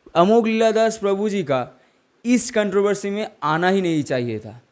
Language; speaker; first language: Hindi; non-native, local second language; Bangla